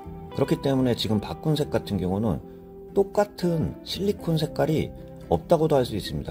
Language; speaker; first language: Korean; native; Korean